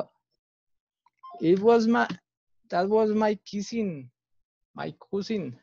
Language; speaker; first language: English; non-native, fluent; Spanish